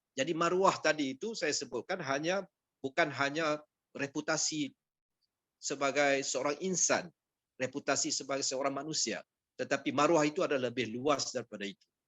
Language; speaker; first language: Malay; native; Malay